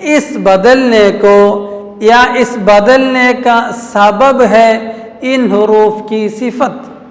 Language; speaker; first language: Urdu; non-native, local second language; Malayalam